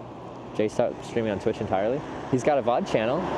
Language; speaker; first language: English; native; English